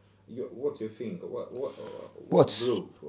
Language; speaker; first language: English; non-native, learner; Russian